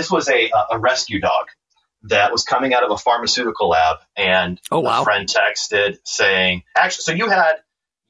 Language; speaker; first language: English; native; English